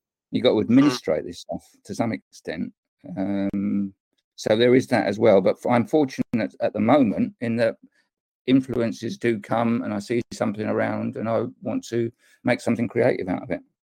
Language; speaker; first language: English; native; English